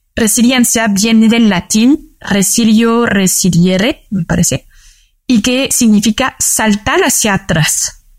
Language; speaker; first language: Spanish; non-native, fluent; French